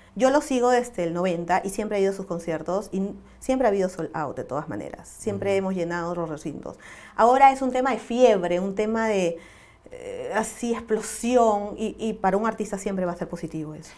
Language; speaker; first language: Spanish; native; Spanish